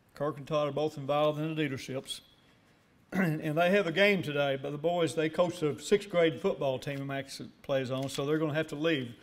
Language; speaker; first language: English; native; English